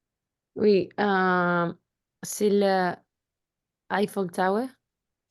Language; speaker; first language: French; non-native, learner; Spanish